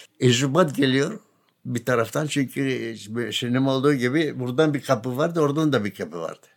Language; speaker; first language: Turkish; non-native, local second language; Greek